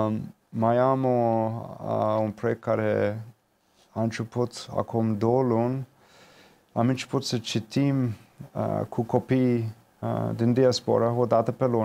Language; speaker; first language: Romanian; non-native, fluent; English